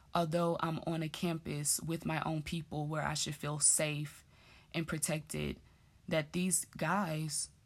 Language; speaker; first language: English; native; English